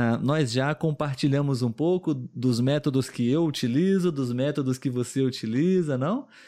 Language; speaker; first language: Portuguese; native; Portuguese